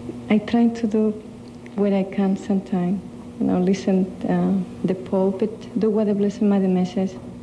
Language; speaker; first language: English; non-native, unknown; Spanish